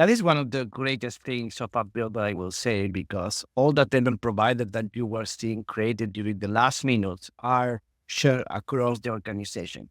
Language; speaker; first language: English; non-native, fluent; Spanish